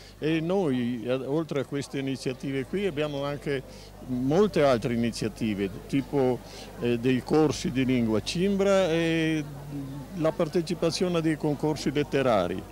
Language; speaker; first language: Italian; native; Italian